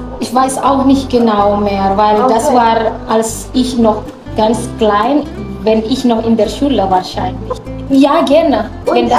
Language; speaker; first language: German; non-native, learner; Indonesian